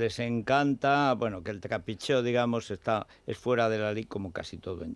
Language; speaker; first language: Spanish; native; Spanish